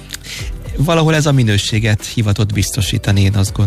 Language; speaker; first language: Hungarian; native; Hungarian